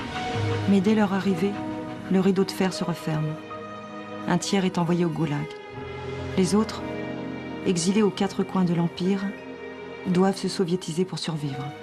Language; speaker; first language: French; native; French